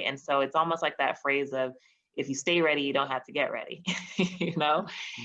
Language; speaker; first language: English; native; English